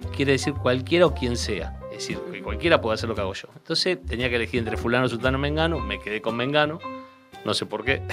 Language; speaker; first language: Spanish; native; Spanish